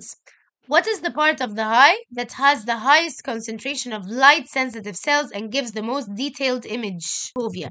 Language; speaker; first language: English; non-native, local second language; Arabic